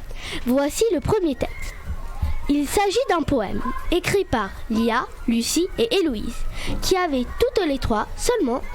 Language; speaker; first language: French; native; French